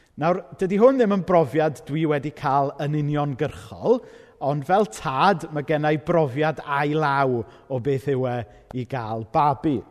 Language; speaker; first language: Welsh; native; Welsh